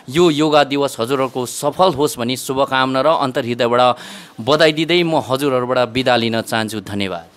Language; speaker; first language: Nepali; native; Nepali